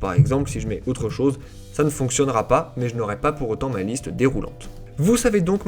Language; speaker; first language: French; native; French